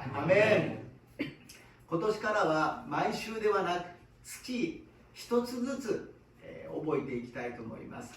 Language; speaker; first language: Japanese; non-native, fluent; Korean